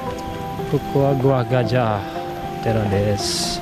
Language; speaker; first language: Japanese; non-native, learner; Indonesian